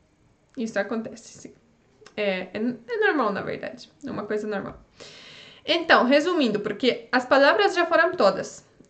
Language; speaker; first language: Portuguese; non-native, fluent; Polish